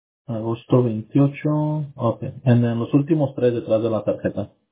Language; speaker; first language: Spanish; early bilingual, heritage; Spanish